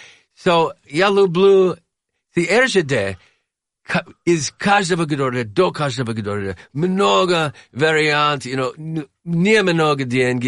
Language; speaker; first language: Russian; non-native, learner; English